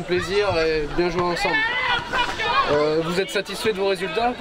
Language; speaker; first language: French; native; French